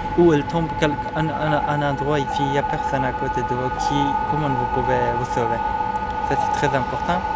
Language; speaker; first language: French; non-native, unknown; Persian